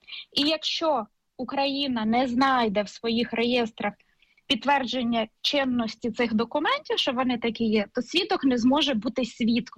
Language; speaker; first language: Ukrainian; native; Ukrainian